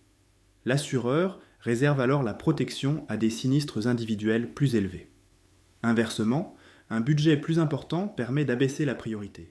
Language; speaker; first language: French; native; French